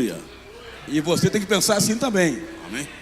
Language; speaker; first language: Portuguese; native; Portuguese